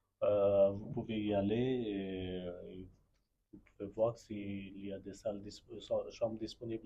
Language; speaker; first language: French; non-native, fluent; Bangla